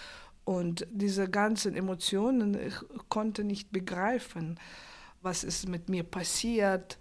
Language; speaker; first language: German; non-native, fluent; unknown